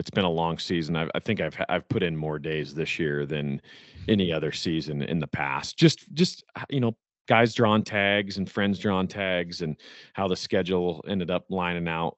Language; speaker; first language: English; native; English